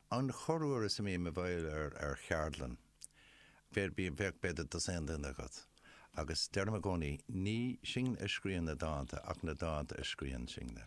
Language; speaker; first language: Irish; non-native, local second language; English